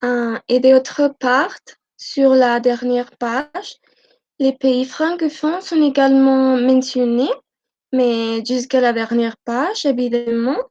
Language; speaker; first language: French; non-native, learner; Spanish